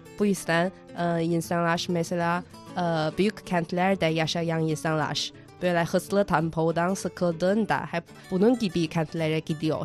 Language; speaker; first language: Turkish; non-native, fluent; Chinese